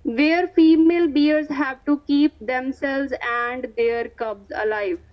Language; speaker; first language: English; non-native, local second language; Punjabi